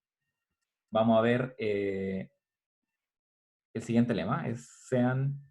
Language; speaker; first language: Spanish; native; Spanish